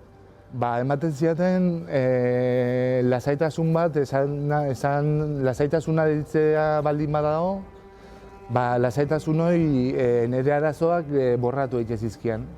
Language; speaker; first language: Basque; native; Basque